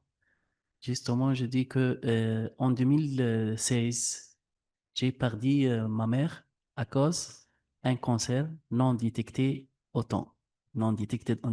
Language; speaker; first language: French; non-native, local second language; Arabic